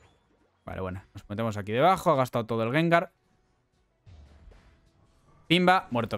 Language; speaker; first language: Spanish; native; Spanish